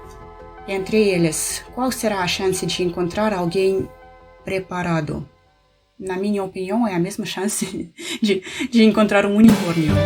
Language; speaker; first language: Portuguese; non-native, fluent; Russian